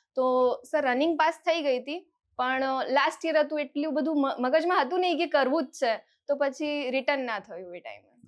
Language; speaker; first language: Gujarati; non-native, local second language; Rajasthani